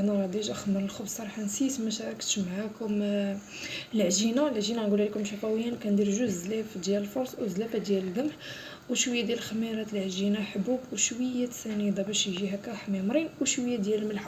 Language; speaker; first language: Arabic; native; Arabic